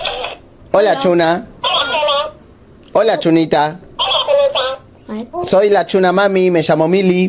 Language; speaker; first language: Spanish; native; Spanish